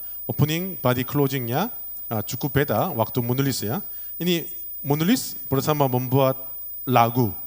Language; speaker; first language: Indonesian; non-native, learner; Korean